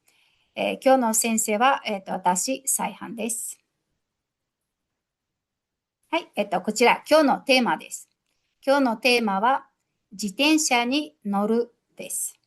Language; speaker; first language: Japanese; non-native, fluent; Mongolian